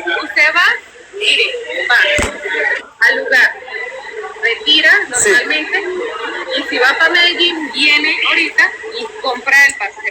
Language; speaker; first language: Spanish; native; Spanish